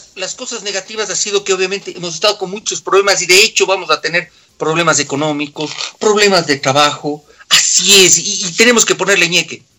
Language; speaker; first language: Spanish; native; Spanish